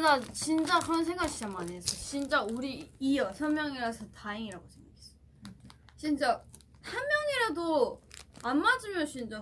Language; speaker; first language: Korean; non-native, fluent; Thai